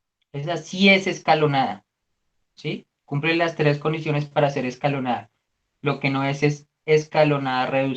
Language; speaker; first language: Spanish; native; Spanish